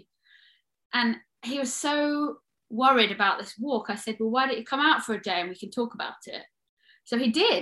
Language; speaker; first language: English; native; English